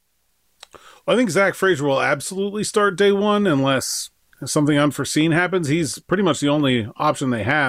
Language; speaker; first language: English; native; English